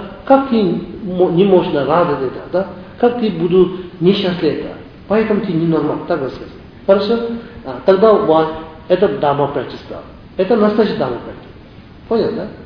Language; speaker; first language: Russian; non-native, learner; Tibetan